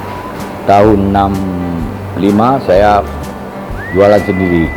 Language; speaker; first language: Indonesian; non-native, local second language; Achinese